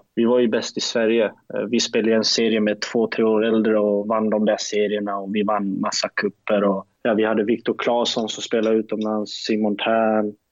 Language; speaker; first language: Swedish; early bilingual, other home language; German